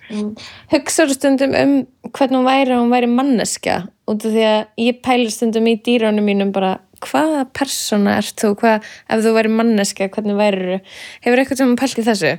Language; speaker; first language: Icelandic; native; Icelandic